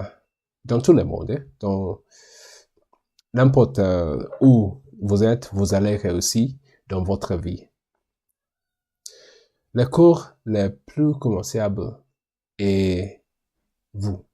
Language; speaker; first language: French; non-native, learner; English